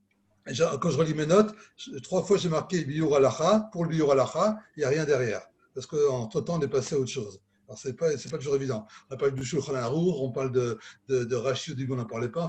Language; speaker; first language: French; native; French